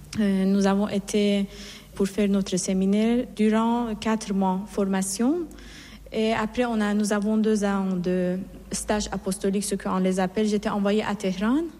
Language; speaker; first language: French; non-native, fluent; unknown